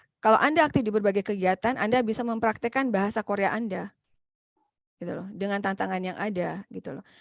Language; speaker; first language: Indonesian; native; Indonesian